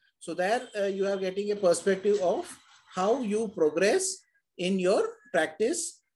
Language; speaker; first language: English; non-native, local second language; Hindi